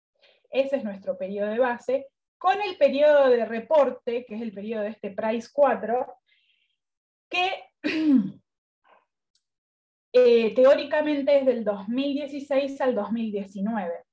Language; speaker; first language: Spanish; native; Spanish